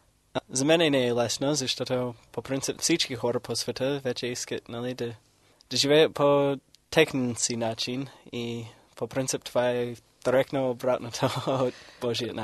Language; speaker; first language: Bulgarian; non-native, fluent; English